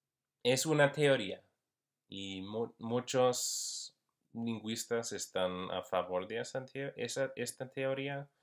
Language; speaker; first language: Spanish; non-native, fluent; English